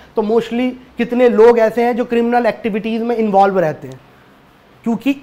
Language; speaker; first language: Hindi; native; Hindi